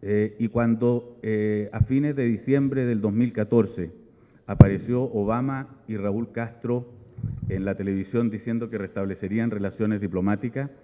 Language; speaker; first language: Spanish; native; Spanish